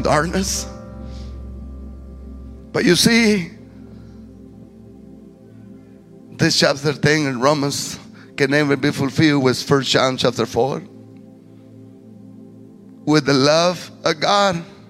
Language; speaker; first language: English; non-native, fluent; Spanish